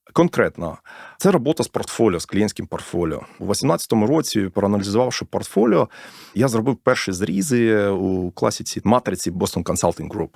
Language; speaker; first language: Ukrainian; non-native, local second language; Russian